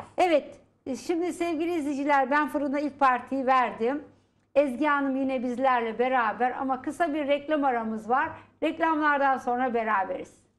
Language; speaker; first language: Turkish; native; Turkish